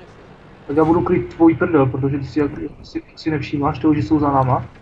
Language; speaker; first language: Czech; native; Czech